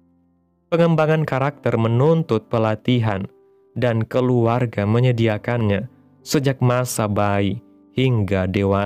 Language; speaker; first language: Indonesian; native; Indonesian